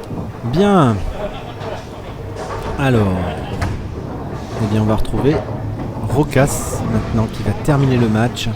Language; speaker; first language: French; native; French